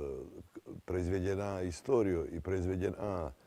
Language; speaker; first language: Russian; non-native, fluent; Serbian